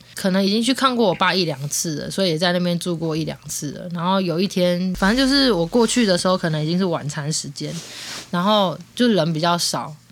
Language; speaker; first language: Chinese; native; Chinese